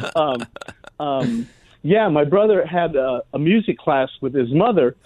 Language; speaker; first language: English; native; English